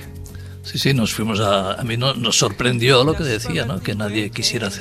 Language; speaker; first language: Spanish; native; Spanish